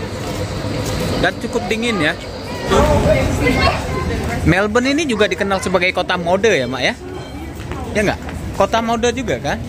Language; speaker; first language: Indonesian; native; Indonesian